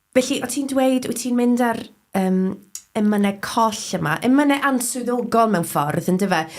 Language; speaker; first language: Welsh; native; Welsh